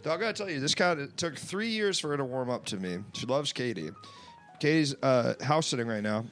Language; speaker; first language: English; native; English